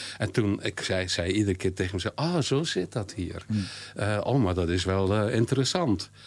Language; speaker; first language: Dutch; native; Dutch